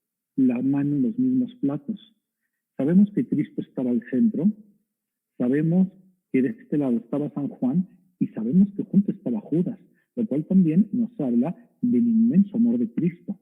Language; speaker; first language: Spanish; native; Spanish